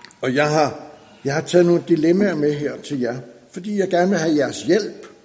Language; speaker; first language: Danish; native; Danish